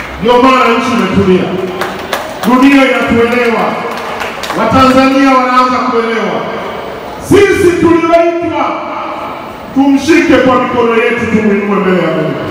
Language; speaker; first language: Swahili; native; Swahili